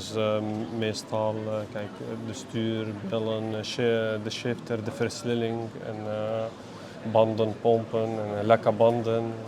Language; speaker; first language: Dutch; non-native, learner; Arabic